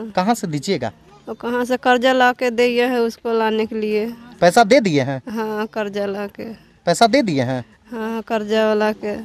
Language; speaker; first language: Hindi; native; Hindi